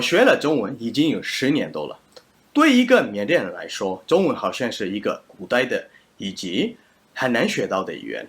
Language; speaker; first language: Chinese; non-native, fluent; Burmese